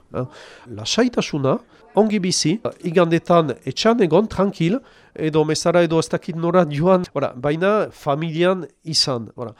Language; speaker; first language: Basque; non-native, local second language; French